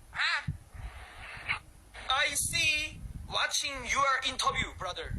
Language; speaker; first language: English; non-native, learner; Thai